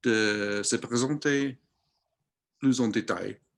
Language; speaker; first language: French; non-native, learner; English